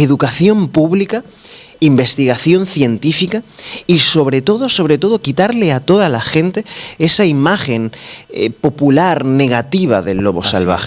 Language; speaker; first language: Spanish; native; Spanish